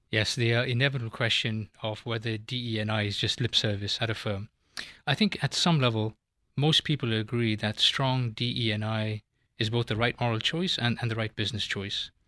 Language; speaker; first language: English; native; English